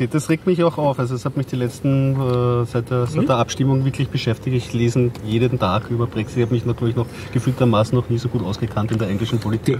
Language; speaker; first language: German; native; German